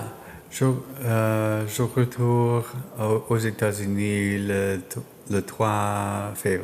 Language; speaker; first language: French; non-native, learner; English